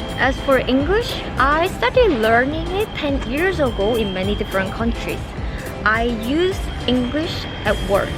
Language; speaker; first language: English; non-native, fluent; Korean